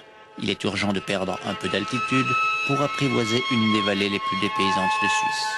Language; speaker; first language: French; native; French